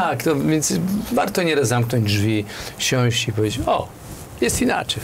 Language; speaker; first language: Polish; native; Polish